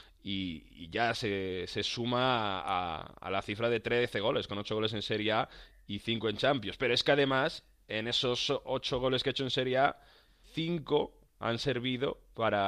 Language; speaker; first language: Spanish; native; Spanish